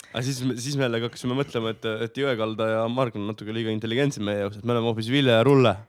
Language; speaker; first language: Estonian; native; Estonian